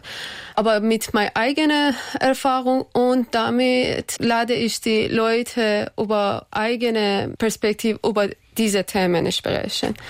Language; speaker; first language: German; non-native, learner; Persian